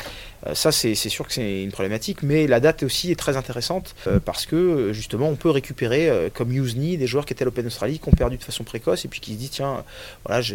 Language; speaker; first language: French; native; French